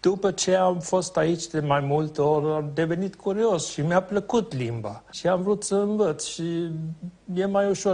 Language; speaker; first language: Romanian; non-native, fluent; Swedish